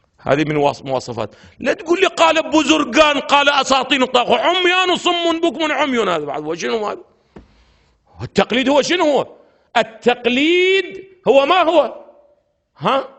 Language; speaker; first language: Arabic; native; Arabic